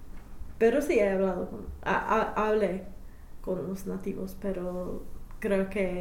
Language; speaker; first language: Spanish; non-native, fluent; English